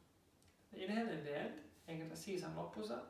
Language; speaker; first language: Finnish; non-native, learner; German